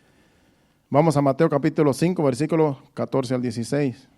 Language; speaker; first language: Spanish; native; Spanish